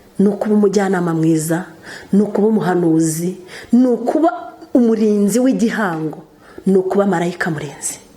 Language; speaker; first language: Kinyarwanda; native; Kinyarwanda